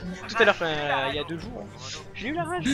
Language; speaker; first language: French; native; French